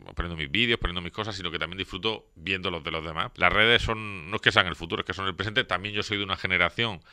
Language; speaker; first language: Spanish; native; Spanish